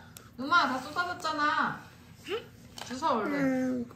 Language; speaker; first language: Korean; native; Korean